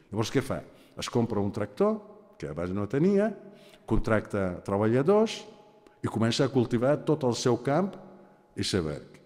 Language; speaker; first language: Catalan; non-native, fluent; Aramaic